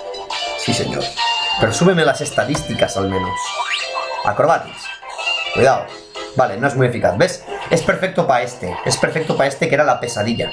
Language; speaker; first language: Spanish; native; Spanish